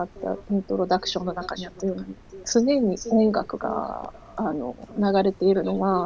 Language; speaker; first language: Japanese; native; Japanese